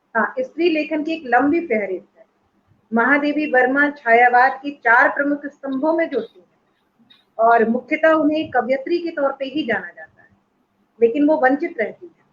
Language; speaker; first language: Hindi; native; Hindi